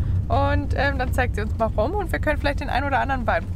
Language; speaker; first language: German; native; German